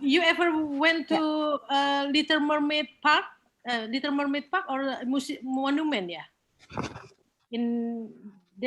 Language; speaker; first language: English; non-native, learner; Indonesian